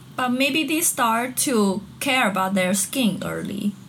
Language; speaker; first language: English; non-native, fluent; Chinese